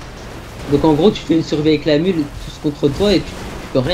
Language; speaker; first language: French; native; French